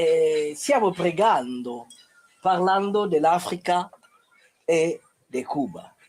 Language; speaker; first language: Italian; non-native, learner; Kongo